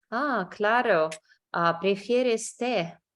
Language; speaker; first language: Spanish; non-native, learner; English